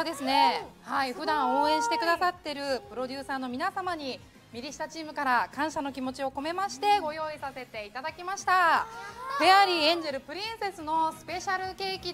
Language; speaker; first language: Japanese; native; Japanese